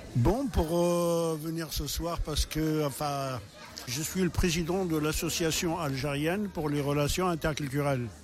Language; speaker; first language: French; non-native, local second language; Arabic